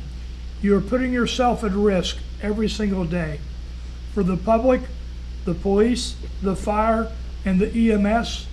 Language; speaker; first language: English; native; English